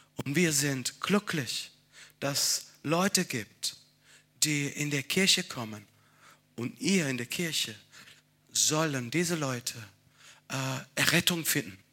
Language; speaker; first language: German; non-native, fluent; Italian